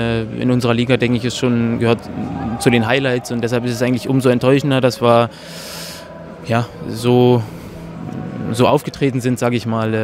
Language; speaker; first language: German; native; German